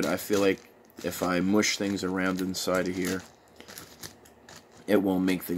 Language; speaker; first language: English; native; English